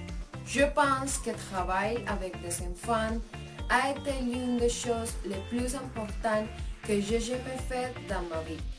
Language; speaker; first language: French; non-native, learner; Spanish